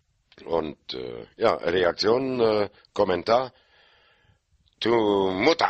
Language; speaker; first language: Spanish; non-native, learner; German